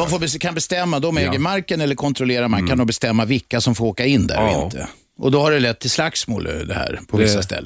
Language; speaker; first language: Swedish; native; Swedish